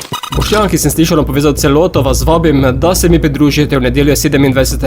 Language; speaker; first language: Slovenian; native; Slovenian